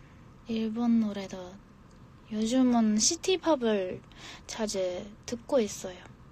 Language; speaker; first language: Korean; non-native, fluent; Japanese